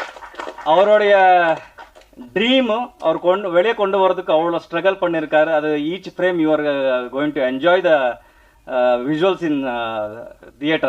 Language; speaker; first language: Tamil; non-native, learner; Kannada